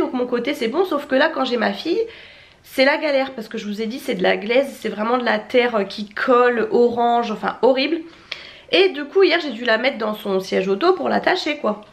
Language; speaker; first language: French; native; French